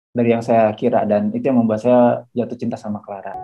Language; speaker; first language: Indonesian; native; Indonesian